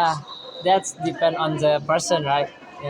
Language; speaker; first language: English; non-native, learner; Indonesian